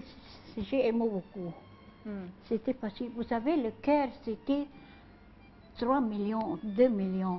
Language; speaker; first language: French; non-native, learner; Arabic